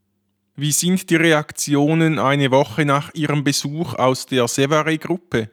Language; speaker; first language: German; native; German